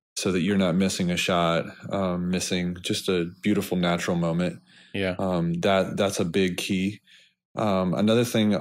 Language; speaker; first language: English; native; English